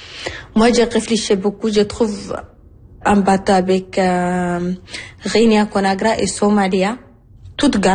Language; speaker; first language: French; non-native, learner; Arabic